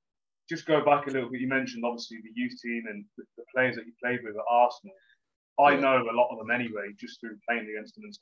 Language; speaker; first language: English; native; English